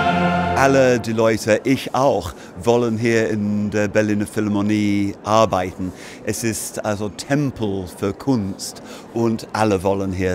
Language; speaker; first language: German; non-native, fluent; English